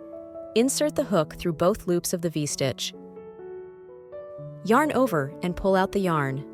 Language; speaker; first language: English; non-native, fluent; Chinese